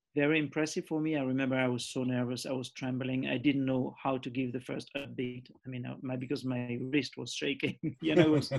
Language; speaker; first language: English; early bilingual, other home language; French